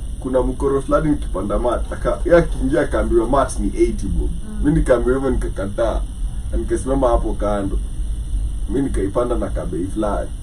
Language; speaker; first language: Swahili; native; Swahili